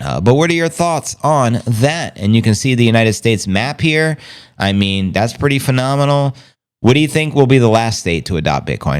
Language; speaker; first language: English; native; English